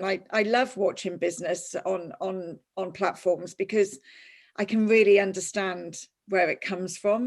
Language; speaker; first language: English; native; English